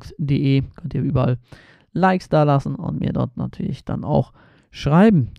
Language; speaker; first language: German; early bilingual, other home language; Polish